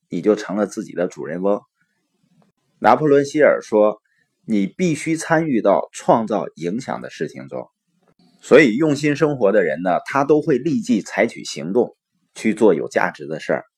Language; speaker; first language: Chinese; native; Chinese